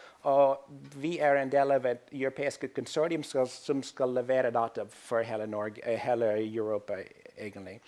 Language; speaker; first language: Norwegian; non-native, fluent; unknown